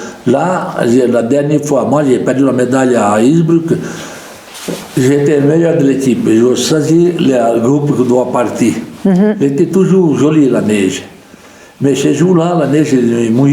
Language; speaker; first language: French; non-native, local second language; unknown